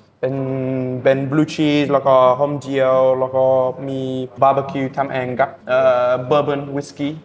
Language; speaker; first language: Thai; non-native, learner; English